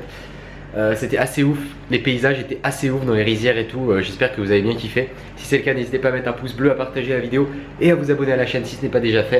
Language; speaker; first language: French; native; French